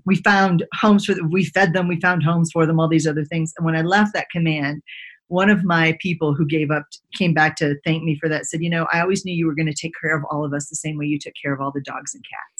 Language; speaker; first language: English; native; English